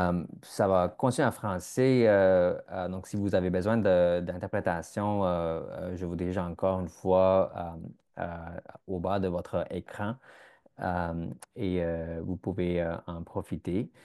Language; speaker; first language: French; non-native, fluent; English